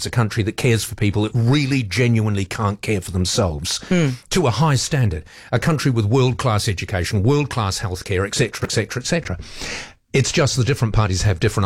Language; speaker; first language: English; native; English